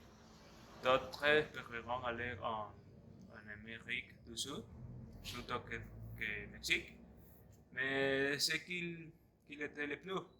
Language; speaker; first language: French; non-native, learner; Spanish